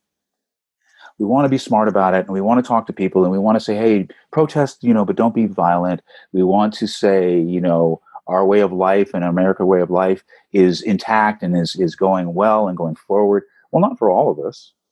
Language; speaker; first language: English; native; English